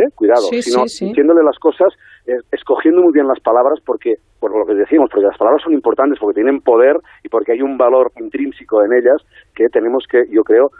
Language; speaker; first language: Spanish; native; Spanish